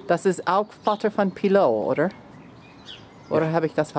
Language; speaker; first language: German; non-native, fluent; English